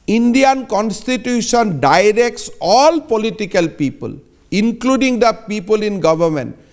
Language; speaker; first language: Hindi; non-native, local second language; Assamese